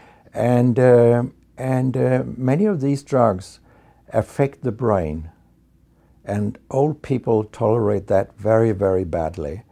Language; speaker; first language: English; non-native, fluent; Danish